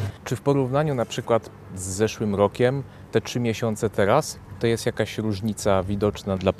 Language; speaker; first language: Polish; native; Polish